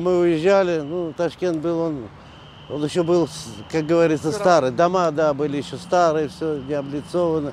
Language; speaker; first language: Russian; native; Russian